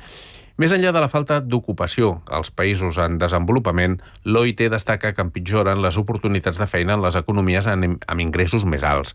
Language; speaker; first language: Catalan; native; Catalan